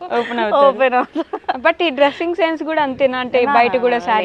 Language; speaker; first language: Telugu; native; Telugu